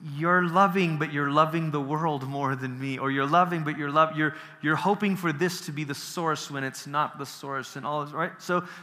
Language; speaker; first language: English; early bilingual, other home language; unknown